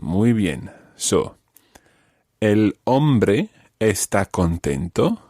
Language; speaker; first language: Spanish; non-native, fluent; English